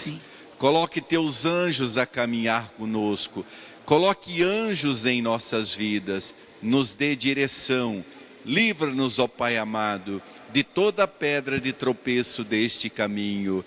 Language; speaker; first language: Portuguese; native; Portuguese